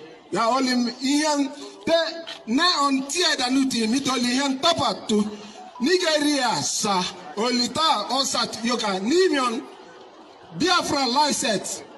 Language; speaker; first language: Finnish; non-native, learner; Igbo